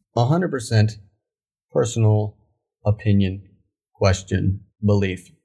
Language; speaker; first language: English; native; English